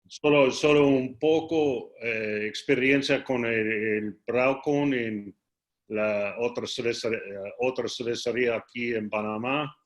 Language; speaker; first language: Spanish; non-native, learner; English